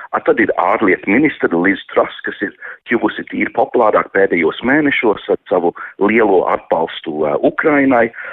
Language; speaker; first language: Latvian; early bilingual, heritage; Latvian